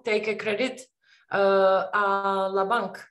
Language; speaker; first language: French; non-native, learner; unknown